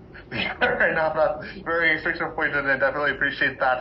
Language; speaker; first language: English; native; English